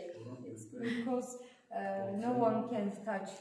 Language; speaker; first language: English; non-native, learner; Armenian